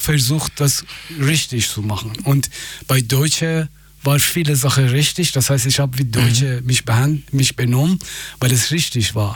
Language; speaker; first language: German; non-native, fluent; Persian